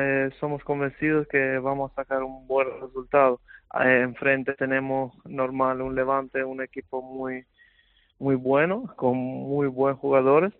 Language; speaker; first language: Spanish; non-native, fluent; Albanian